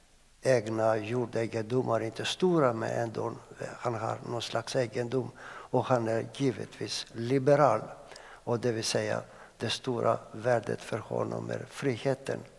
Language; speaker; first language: Swedish; non-native, fluent; Greek